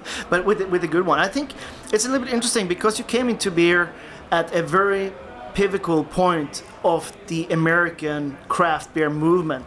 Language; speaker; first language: English; non-native, fluent; Norwegian